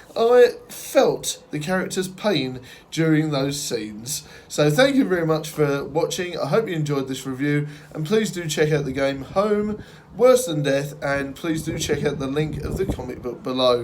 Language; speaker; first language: English; native; English